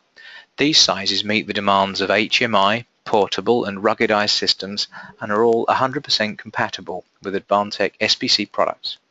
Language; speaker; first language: English; native; English